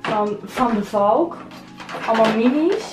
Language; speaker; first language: Dutch; native; Dutch